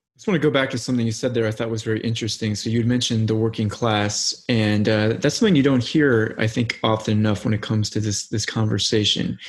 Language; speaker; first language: English; native; English